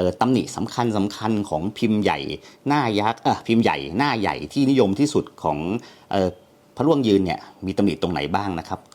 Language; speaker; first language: Thai; native; Thai